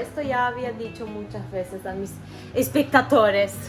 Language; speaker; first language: Spanish; non-native, fluent; Turkish